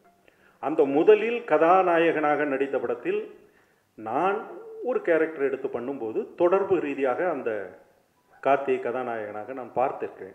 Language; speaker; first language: Tamil; native; Tamil